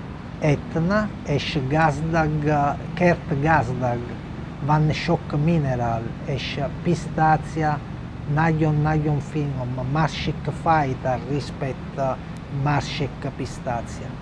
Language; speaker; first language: Hungarian; non-native, learner; Italian